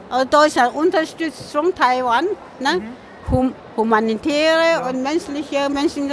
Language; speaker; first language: German; non-native, fluent; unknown